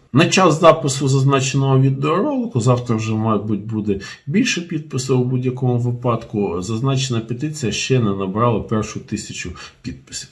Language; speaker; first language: Ukrainian; non-native, local second language; Russian